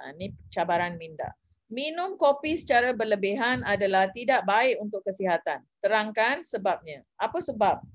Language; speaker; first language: Malay; non-native, local second language; Tamil